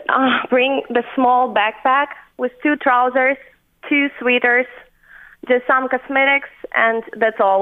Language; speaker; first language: English; non-native, fluent; Ukrainian